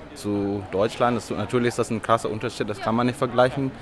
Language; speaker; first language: German; non-native, fluent; Indonesian